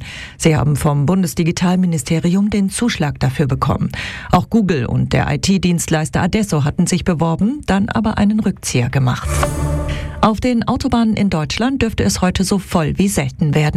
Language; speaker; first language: German; native; German